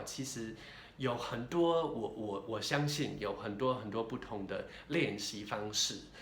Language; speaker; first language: Chinese; non-native, fluent; English